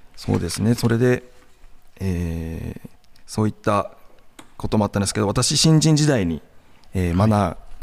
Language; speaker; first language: Japanese; native; Japanese